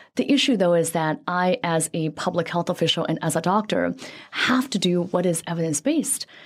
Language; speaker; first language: English; early bilingual, other home language; Chinese